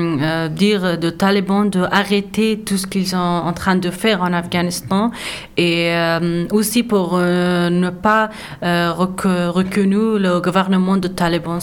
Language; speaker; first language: French; non-native, learner; Persian